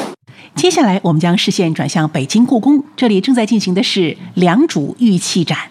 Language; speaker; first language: Chinese; native; Chinese